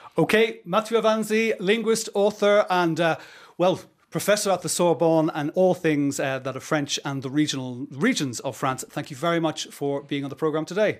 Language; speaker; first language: English; native; English